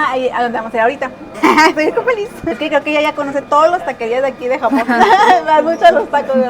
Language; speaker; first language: Spanish; native; Spanish